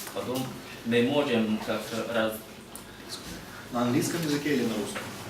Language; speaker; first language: Russian; non-native, learner; Chinese